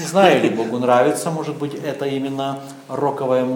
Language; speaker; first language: Czech; non-native, learner; Russian